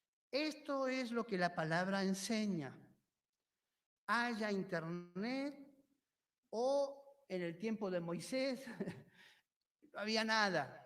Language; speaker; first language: Spanish; native; Spanish